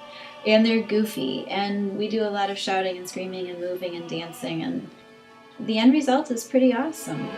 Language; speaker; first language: English; native; English